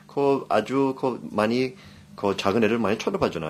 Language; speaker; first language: Korean; early bilingual, heritage; English